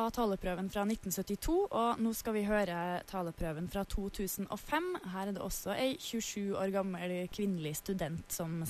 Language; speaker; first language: Norwegian; native; Norwegian